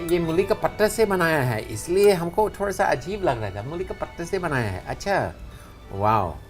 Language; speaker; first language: Hindi; non-native, fluent; English